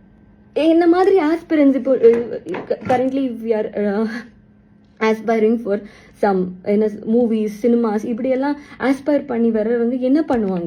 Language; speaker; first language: Tamil; non-native, local second language; Malayalam